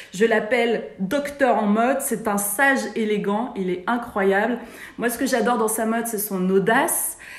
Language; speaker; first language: French; native; French